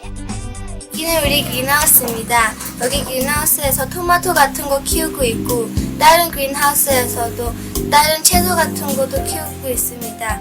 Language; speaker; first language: Korean; early bilingual, heritage; Korean